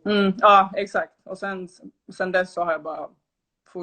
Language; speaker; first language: Swedish; early bilingual, other home language; Somali